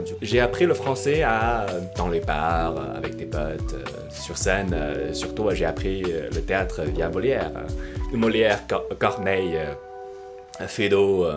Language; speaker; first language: French; non-native, fluent; Chinese